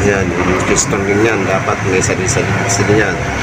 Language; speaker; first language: Filipino; native; Filipino